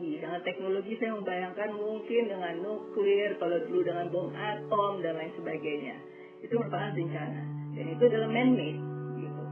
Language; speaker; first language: Indonesian; native; Indonesian